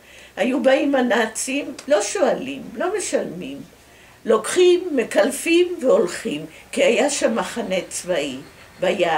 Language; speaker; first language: Hebrew; early bilingual, other home language; Dutch